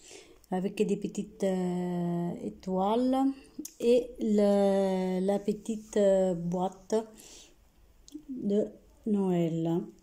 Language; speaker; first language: French; non-native, fluent; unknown